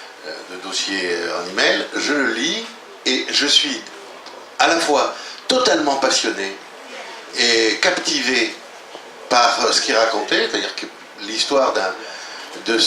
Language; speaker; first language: French; native; French